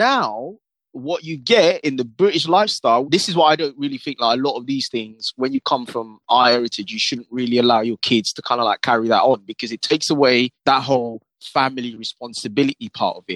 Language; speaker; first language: English; non-native, local second language; Yoruba